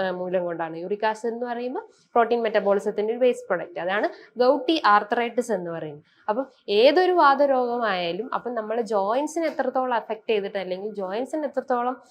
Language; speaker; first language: Malayalam; native; Malayalam